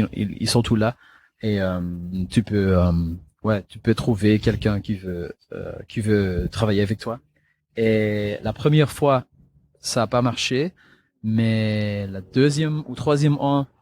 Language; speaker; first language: French; non-native, local second language; Dutch